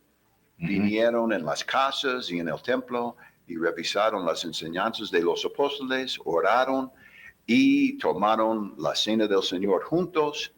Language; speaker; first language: Spanish; non-native, fluent; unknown